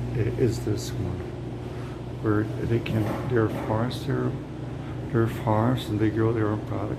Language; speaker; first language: English; non-native, fluent; Spanish